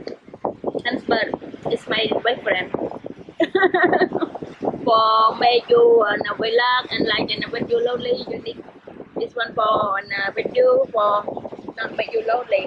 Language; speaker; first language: English; non-native, learner; Khmer